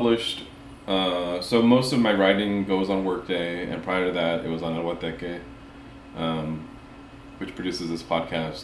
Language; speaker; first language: English; early bilingual, other home language; Spanish